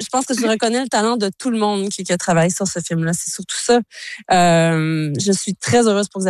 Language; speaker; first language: French; native; French